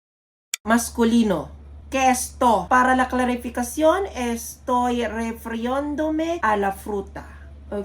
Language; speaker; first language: Spanish; non-native, learner; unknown